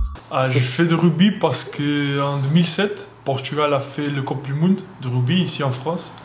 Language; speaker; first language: French; non-native, learner; Portuguese